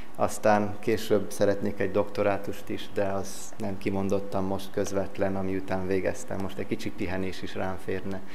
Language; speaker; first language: Hungarian; early bilingual, heritage; English